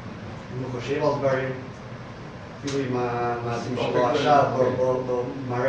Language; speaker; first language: Hebrew; non-native, learner; English